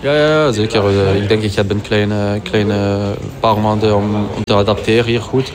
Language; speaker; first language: Dutch; non-native, local second language; French